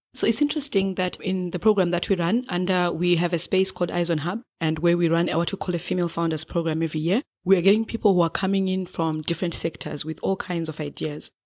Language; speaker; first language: English; non-native, local second language; Shona